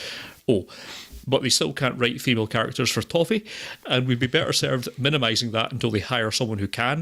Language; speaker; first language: English; native; English